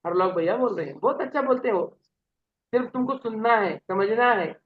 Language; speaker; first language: Hindi; non-native, local second language; Marathi